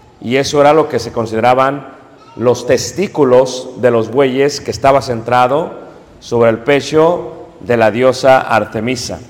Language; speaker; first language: Spanish; native; Spanish